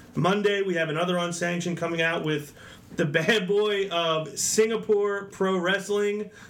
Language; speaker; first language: English; native; English